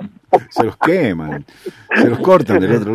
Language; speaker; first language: Spanish; native; Spanish